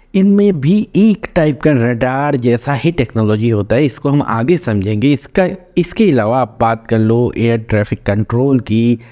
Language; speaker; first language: Hindi; native; Hindi